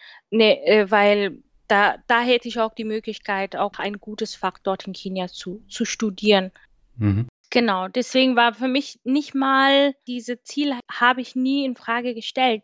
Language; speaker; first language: German; non-native, fluent; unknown